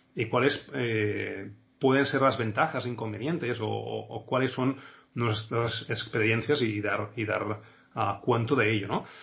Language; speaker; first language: Spanish; non-native, local second language; Catalan